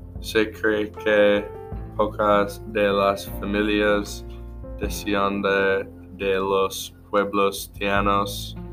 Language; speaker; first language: Spanish; non-native, learner; English